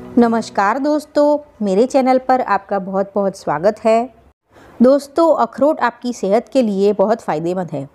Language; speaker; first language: Hindi; non-native, local second language; Gujarati